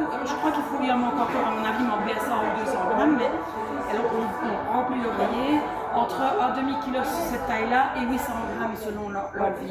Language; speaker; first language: French; native; French